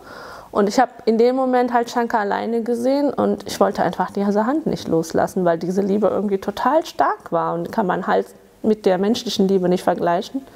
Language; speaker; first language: German; early bilingual, other home language; Tamil